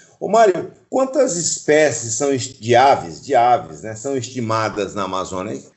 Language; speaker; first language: Portuguese; native; Portuguese